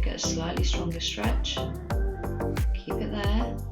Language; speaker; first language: English; native; English